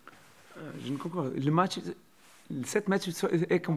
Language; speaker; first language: French; non-native, learner; Portuguese